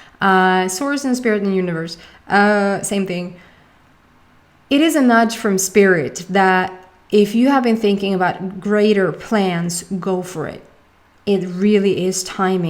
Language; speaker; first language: English; non-native, fluent; Swedish